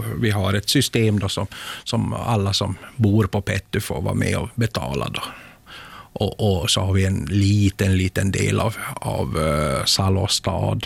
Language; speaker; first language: Swedish; native; Swedish